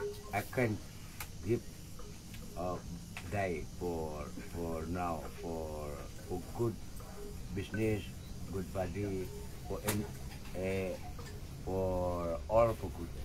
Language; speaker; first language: English; non-native, learner; Balinese